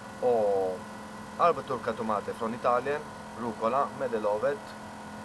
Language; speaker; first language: Swedish; non-native, learner; Italian